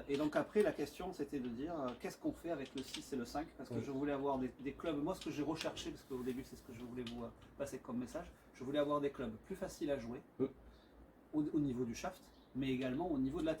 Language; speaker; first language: French; native; French